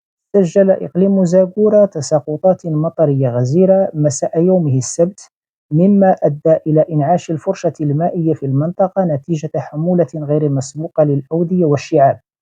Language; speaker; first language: Arabic; native; Arabic